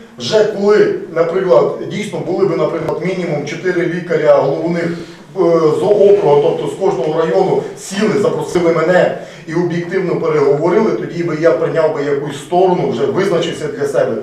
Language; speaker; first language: Ukrainian; native; Ukrainian